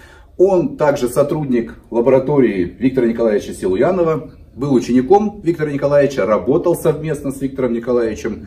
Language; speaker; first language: Russian; native; Russian